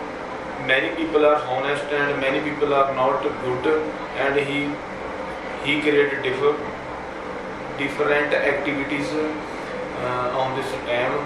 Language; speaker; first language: English; non-native, learner; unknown